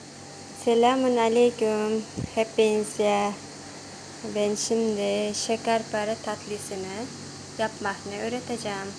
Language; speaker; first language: Turkish; non-native, learner; Uzbek